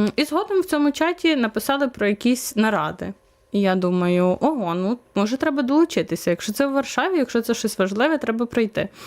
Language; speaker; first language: Ukrainian; native; Ukrainian